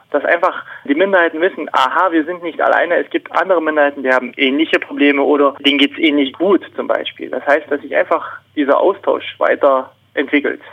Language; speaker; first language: German; non-native, local second language; Upper Sorbian